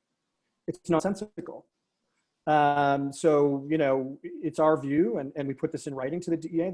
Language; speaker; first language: English; native; English